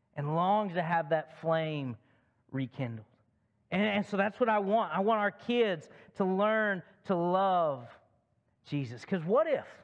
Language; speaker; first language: English; native; English